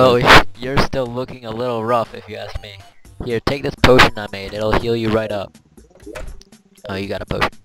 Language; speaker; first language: English; native; English